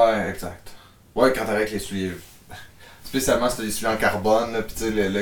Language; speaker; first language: French; native; French